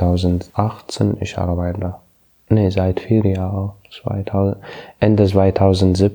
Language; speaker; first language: German; non-native, learner; Arabic